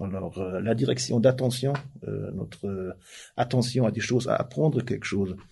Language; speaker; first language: French; non-native, fluent; German